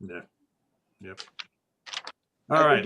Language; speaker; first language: English; native; English